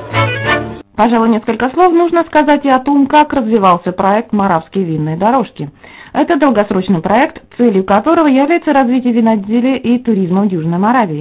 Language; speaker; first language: Russian; native; Russian